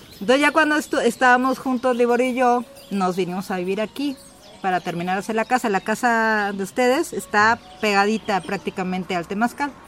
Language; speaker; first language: Spanish; native; Spanish